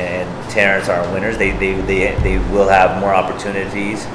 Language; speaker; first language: English; native; English